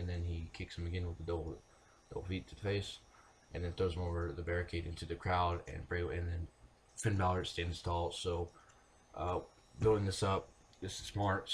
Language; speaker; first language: English; native; English